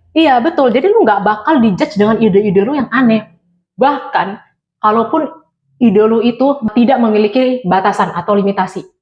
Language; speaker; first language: Indonesian; native; Indonesian